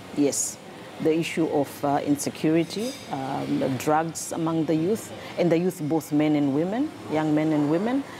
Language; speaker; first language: English; non-native, local second language; Swahili